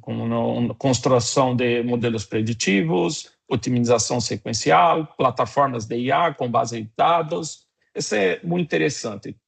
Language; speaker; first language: Portuguese; non-native, fluent; Spanish